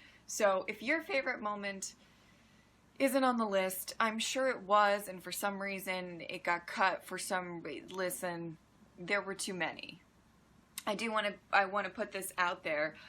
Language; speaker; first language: English; native; English